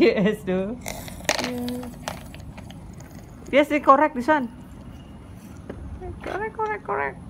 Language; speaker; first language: English; non-native, learner; Javanese